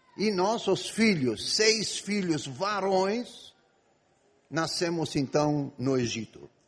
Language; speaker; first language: Portuguese; non-native, fluent; Greek